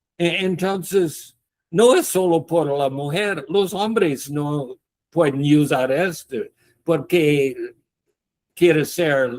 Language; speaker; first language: Spanish; non-native, learner; English